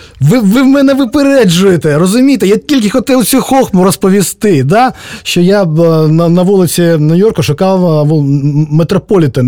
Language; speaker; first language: Ukrainian; native; Ukrainian